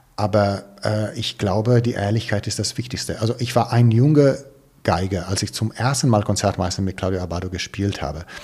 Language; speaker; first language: German; non-native, fluent; Italian